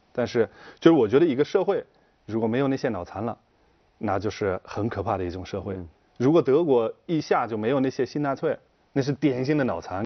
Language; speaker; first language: Chinese; non-native, fluent; German